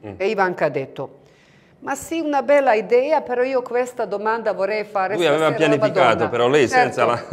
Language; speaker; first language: Italian; non-native, fluent; Bosnian